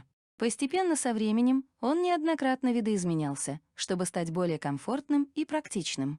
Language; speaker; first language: Russian; native; Russian